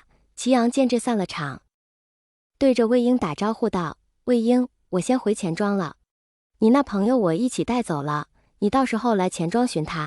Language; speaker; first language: Chinese; native; Chinese